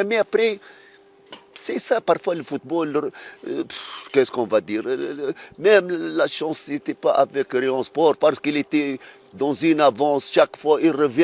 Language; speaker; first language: French; non-native, fluent; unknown